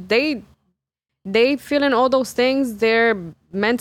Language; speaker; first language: English; native; English